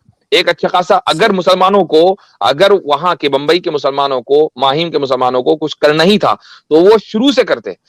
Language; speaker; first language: Hindi; native; Hindi